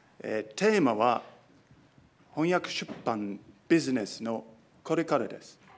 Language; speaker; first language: Japanese; non-native, fluent; English